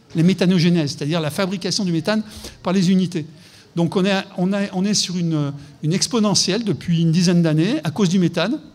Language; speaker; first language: French; native; French